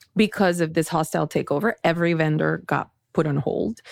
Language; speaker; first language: English; early bilingual, other home language; Spanish